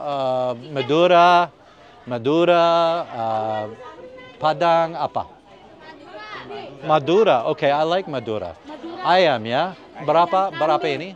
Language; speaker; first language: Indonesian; non-native, learner; English